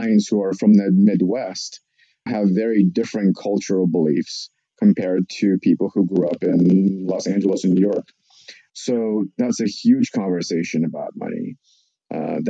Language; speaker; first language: English; non-native, fluent; Russian